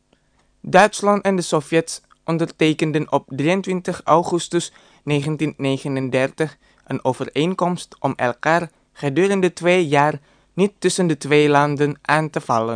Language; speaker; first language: Dutch; non-native, fluent; Indonesian